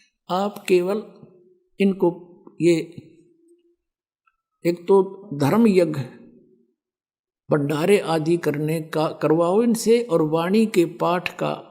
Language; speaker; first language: Hindi; native; Hindi